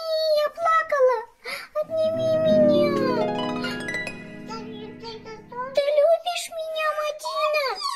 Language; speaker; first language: Russian; non-native, local second language; Kazakh